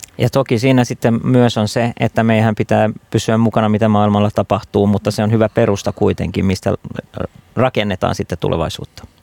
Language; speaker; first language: Finnish; non-native, local second language; Swedish